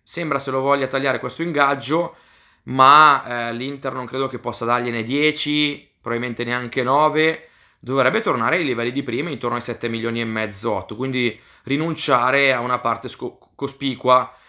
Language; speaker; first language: Italian; native; Italian